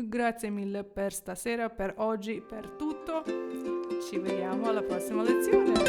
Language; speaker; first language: Italian; non-native, fluent; Ukrainian